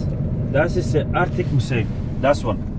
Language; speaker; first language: English; non-native, learner; Somali